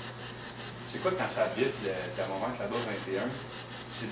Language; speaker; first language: French; native; French